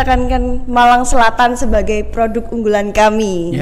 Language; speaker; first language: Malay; non-native, local second language; Javanese